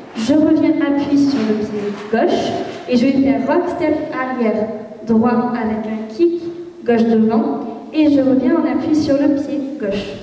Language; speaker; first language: French; native; French